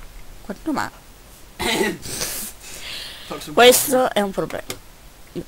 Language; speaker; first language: Italian; native; Italian